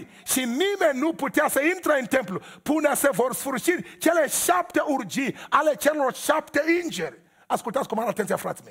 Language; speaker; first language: Romanian; non-native, learner; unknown